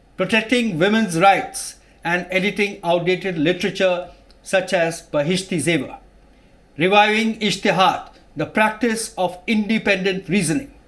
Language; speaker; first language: English; non-native, local second language; Urdu